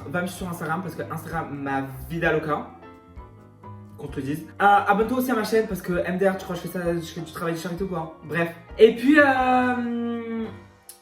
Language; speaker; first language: French; native; French